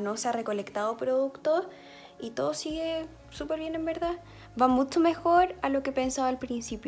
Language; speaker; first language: Spanish; native; Spanish